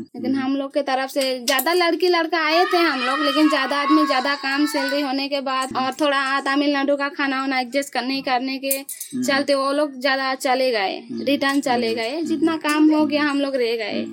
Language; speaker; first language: Hindi; non-native, local second language; Assamese